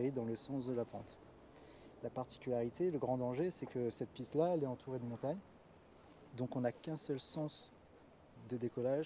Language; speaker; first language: French; native; French